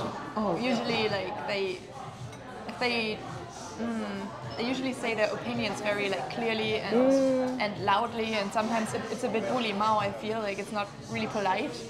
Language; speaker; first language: English; non-native, fluent; German